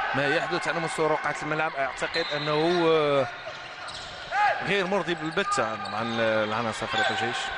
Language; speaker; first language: Arabic; native; Arabic